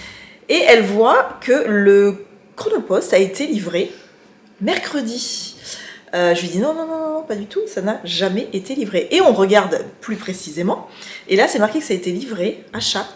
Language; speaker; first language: French; native; French